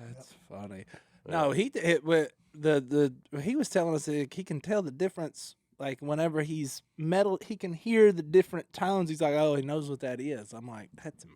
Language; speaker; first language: English; native; English